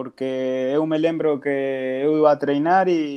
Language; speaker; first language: Portuguese; non-native, fluent; Spanish